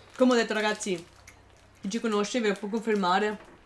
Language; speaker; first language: Italian; non-native, fluent; German